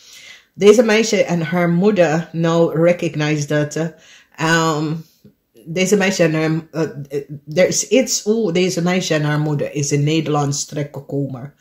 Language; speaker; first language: Dutch; non-native, learner; English